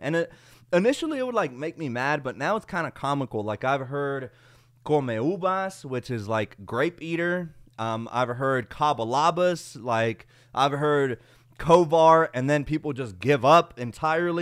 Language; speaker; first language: English; early bilingual, other home language; Spanish